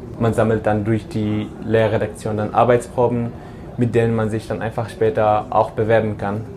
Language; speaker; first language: German; early bilingual, other home language; Arabic